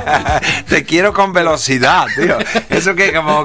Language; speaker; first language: Spanish; native; Spanish